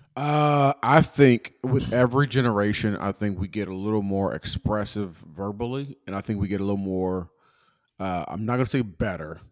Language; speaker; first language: English; early bilingual, other home language; Yoruba